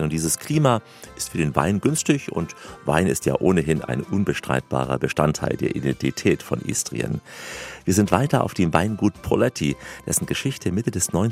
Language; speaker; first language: German; native; German